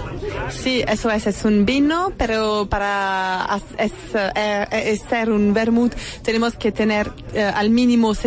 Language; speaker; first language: Spanish; non-native, fluent; French